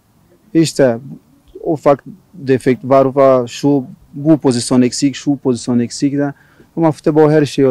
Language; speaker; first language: Turkish; non-native, learner; Portuguese